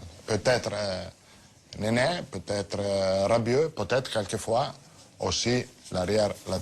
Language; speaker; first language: French; non-native, fluent; Italian